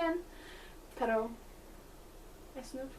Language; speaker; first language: Spanish; non-native, learner; English